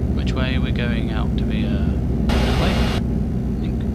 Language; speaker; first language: English; native; English